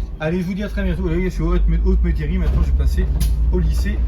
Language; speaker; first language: French; native; French